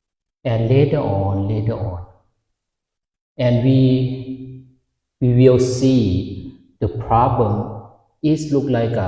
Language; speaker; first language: English; non-native, fluent; Lao